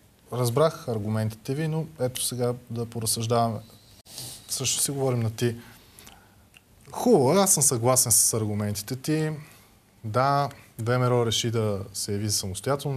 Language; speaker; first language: Bulgarian; native; Bulgarian